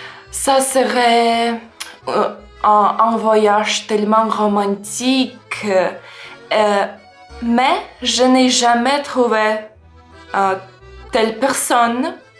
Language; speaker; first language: French; non-native, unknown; Russian